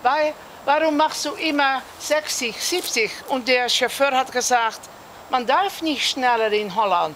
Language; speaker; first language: German; non-native, learner; Dutch